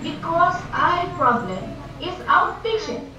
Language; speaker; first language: English; non-native, local second language; Filipino